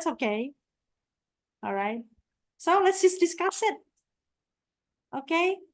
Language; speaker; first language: English; non-native, fluent; Indonesian